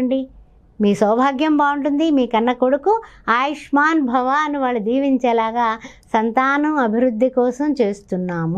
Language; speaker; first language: Telugu; native; Telugu